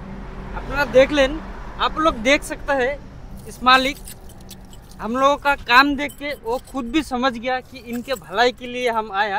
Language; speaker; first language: Hindi; non-native, local second language; Bangla